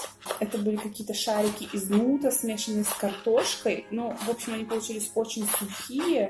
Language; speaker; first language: Russian; native; Russian